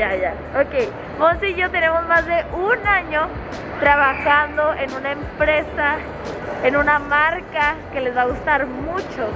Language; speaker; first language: Spanish; native; Spanish